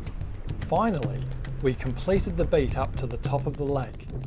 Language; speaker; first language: English; native; English